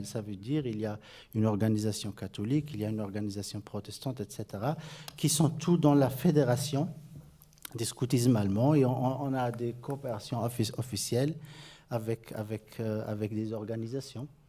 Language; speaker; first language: French; non-native, fluent; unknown